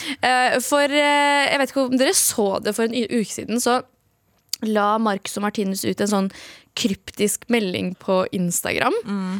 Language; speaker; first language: Norwegian; early bilingual, other home language; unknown